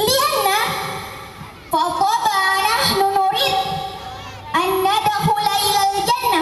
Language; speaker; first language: Arabic; non-native, learner; Indonesian